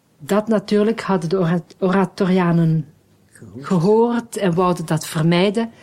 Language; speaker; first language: Dutch; native; Dutch